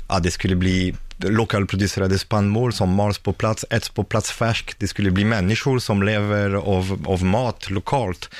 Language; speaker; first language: Swedish; non-native, fluent; French